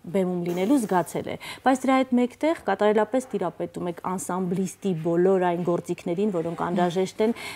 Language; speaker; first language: Armenian; native; Armenian